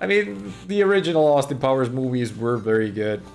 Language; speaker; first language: English; non-native, fluent; Finnish